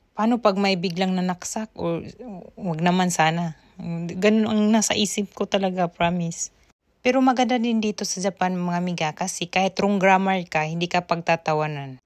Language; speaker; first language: Filipino; native; Filipino